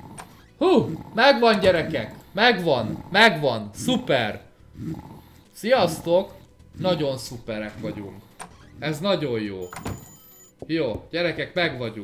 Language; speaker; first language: Hungarian; native; Hungarian